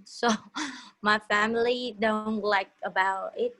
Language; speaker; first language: English; non-native, learner; Vietnamese